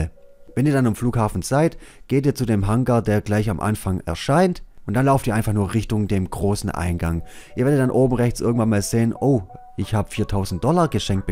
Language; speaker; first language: German; native; German